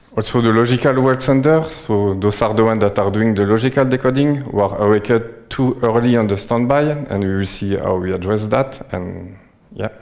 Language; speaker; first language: English; non-native, fluent; French